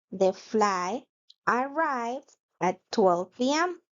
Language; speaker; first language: English; non-native, fluent; Spanish